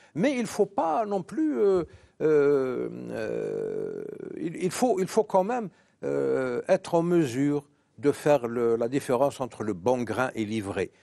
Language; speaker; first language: French; non-native, local second language; Arabic